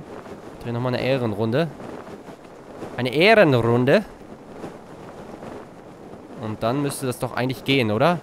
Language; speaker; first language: German; native; German